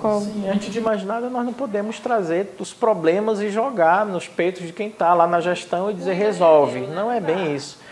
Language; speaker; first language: Portuguese; non-native, local second language; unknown